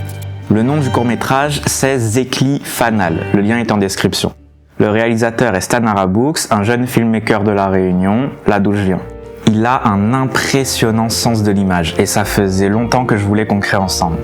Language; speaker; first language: French; native; French